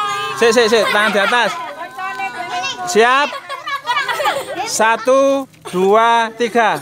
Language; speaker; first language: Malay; non-native, local second language; Javanese